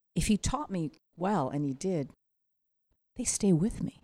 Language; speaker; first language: English; native; English